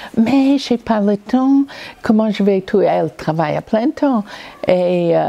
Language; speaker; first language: French; non-native, fluent; English